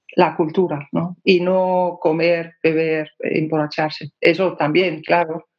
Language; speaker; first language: Spanish; non-native, fluent; Danish